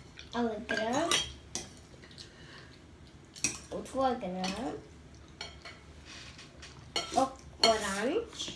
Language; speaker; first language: Swedish; early bilingual, other home language; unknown